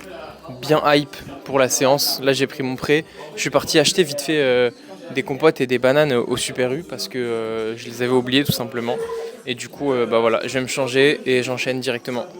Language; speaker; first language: French; native; French